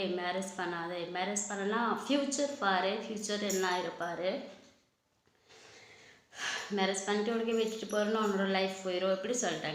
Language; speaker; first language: Tamil; non-native, local second language; Odia